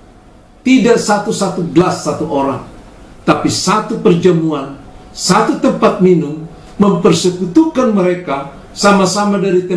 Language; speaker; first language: Indonesian; native; Indonesian